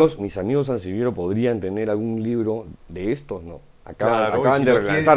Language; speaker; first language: Spanish; native; Spanish